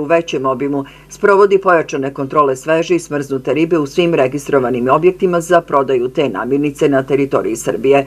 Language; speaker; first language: Serbian; native; Serbian